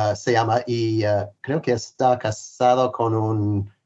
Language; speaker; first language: Spanish; non-native, fluent; English